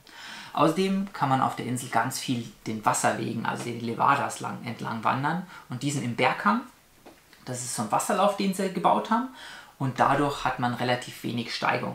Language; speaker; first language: German; native; German